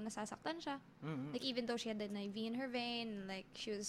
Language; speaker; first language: English; non-native, local second language; Filipino